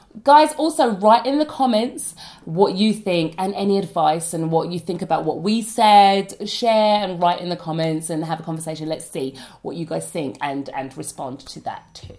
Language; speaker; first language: English; native; English